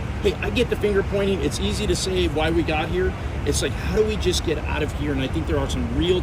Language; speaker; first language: English; native; English